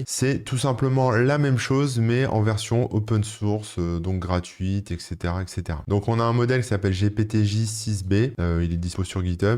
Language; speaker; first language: French; native; French